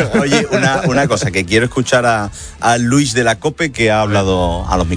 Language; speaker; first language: Spanish; native; Spanish